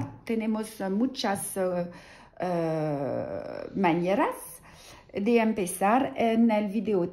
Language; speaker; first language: Spanish; non-native, learner; French